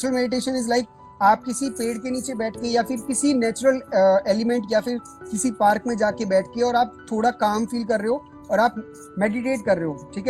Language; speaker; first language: Hindi; native; Hindi